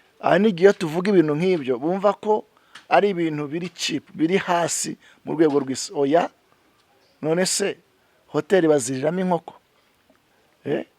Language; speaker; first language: Kinyarwanda; native; Kinyarwanda